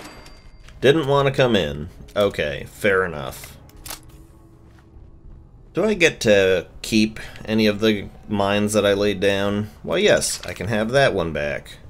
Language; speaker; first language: English; native; English